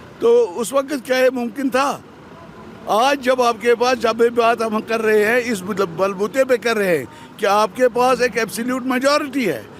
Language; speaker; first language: Urdu; non-native, local second language; Kashmiri